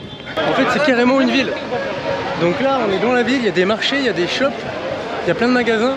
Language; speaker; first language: French; native; French